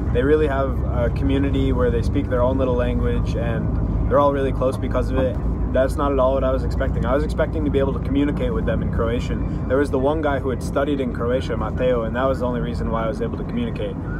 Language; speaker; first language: English; native; English